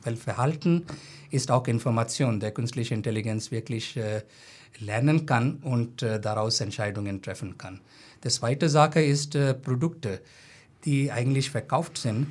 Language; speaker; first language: German; non-native, fluent; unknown